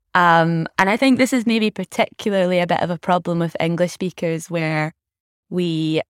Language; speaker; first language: English; native; English